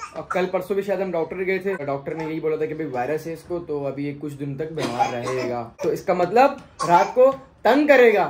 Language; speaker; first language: Urdu; native; Urdu